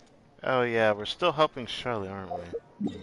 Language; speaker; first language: English; native; English